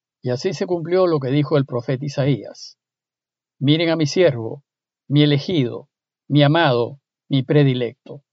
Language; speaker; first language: Spanish; native; Spanish